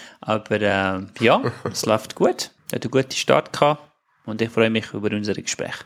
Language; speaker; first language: German; non-native, fluent; English